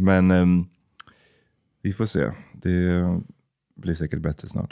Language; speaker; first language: Swedish; native; Swedish